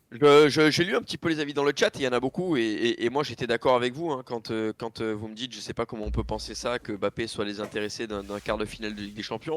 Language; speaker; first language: French; native; French